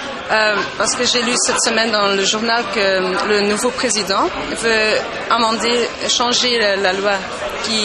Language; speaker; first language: French; non-native, local second language; Dutch